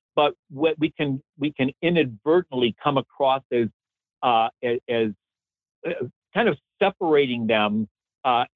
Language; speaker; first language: English; native; English